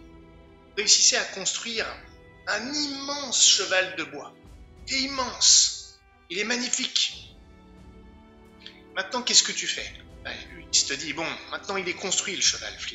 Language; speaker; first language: French; native; French